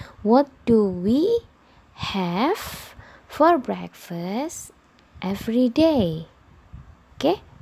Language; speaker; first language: English; non-native, fluent; Indonesian